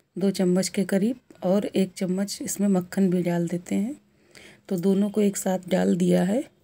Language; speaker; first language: Hindi; native; Hindi